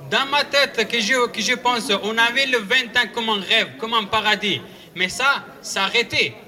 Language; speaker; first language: French; non-native, learner; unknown